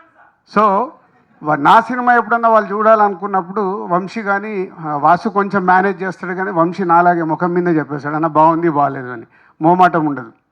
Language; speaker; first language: Telugu; native; Telugu